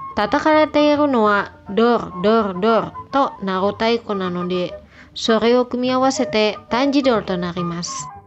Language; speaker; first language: Japanese; non-native, fluent; Indonesian